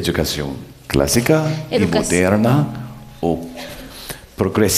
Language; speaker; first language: Spanish; non-native, learner; English